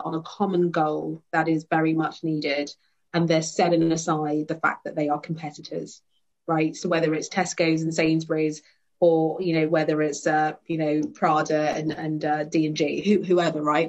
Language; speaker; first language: English; native; English